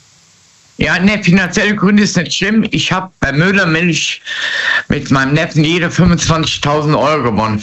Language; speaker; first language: German; native; German